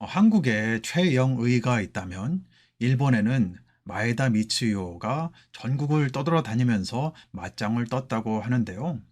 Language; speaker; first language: Korean; native; Korean